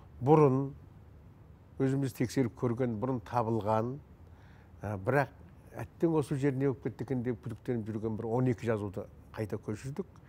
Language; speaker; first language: Kazakh; native; Kazakh